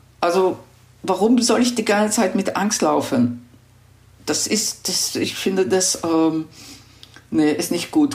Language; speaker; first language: German; non-native, fluent; Hebrew